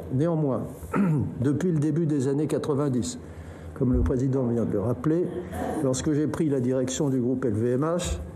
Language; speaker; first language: French; native; French